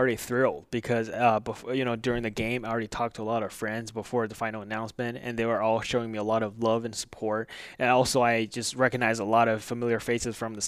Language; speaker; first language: English; non-native, fluent; Chinese